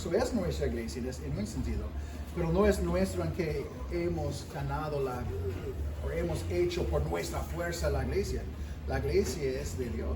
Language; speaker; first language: Spanish; non-native, fluent; English